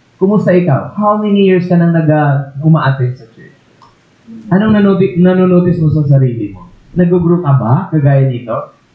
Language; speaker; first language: Filipino; non-native, local second language; Waray